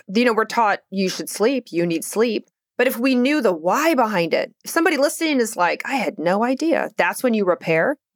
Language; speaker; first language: English; native; English